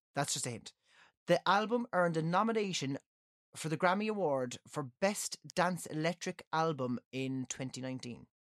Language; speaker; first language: English; native; English